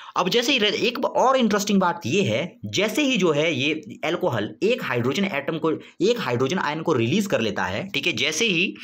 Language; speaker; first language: Hindi; native; Hindi